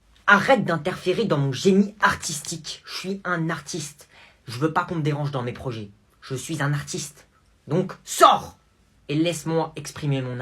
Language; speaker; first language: French; native; French